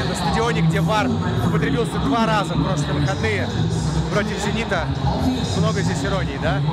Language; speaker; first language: Russian; native; Russian